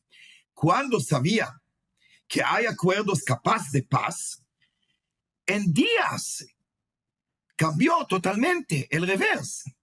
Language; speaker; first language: Spanish; non-native, fluent; Hebrew